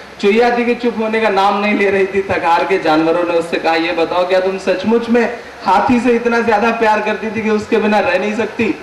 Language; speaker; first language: Hindi; native; Hindi